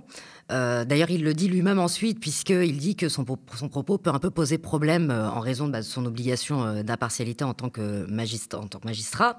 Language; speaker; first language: French; native; French